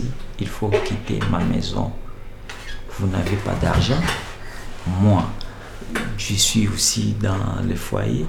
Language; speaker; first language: French; non-native, local second language; Lingala